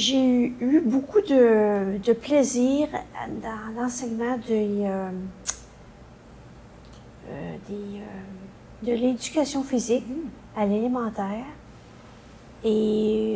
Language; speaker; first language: French; native; French